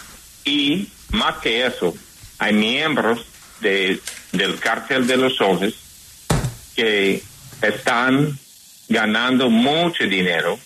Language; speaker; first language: Spanish; non-native, fluent; English